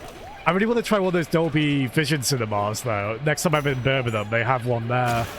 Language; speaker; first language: English; native; English